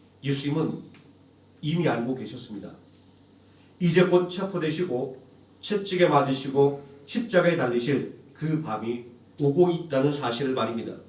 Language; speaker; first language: Korean; native; Korean